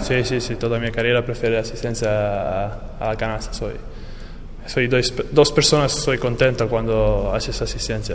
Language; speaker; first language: Spanish; non-native, learner; Italian